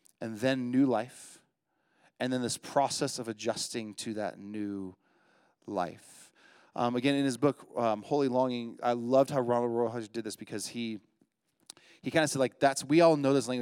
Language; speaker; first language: English; native; English